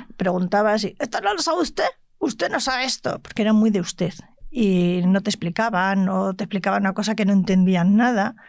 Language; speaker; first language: Spanish; native; Spanish